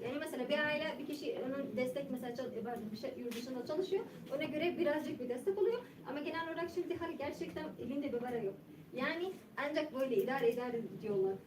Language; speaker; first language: Turkish; non-native, learner; Arabic